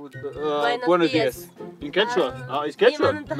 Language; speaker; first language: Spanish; non-native, learner; Serbian